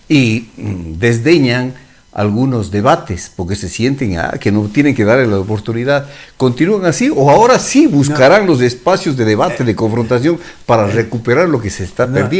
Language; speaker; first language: Spanish; native; Spanish